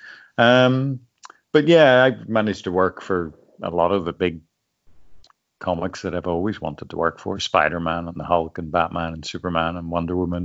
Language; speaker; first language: English; native; English